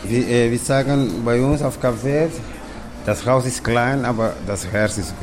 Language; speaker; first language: German; non-native, learner; Kabuverdianu